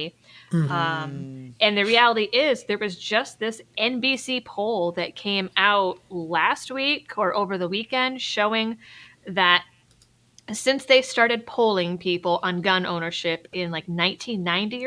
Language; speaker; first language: English; native; English